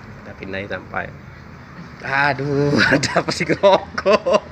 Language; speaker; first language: Indonesian; native; Indonesian